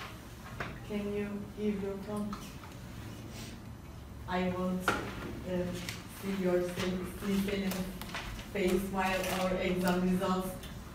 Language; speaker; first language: English; non-native, learner; Turkish